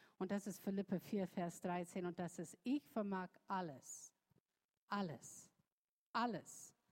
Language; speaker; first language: German; non-native, fluent; English